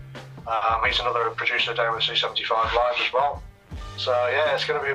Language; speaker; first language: English; native; English